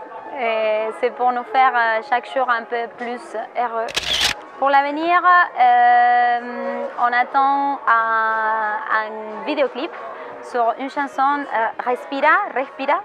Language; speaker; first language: French; non-native, fluent; Spanish